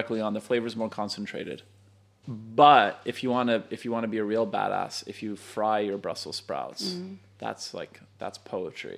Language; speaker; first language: English; non-native, fluent; Polish